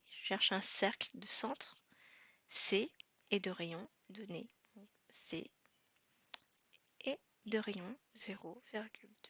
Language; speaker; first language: French; native; French